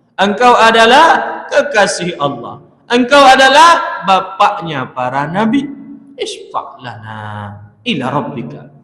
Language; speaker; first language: Malay; native; Malay